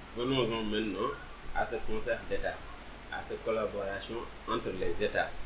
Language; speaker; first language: French; non-native, local second language; Wolof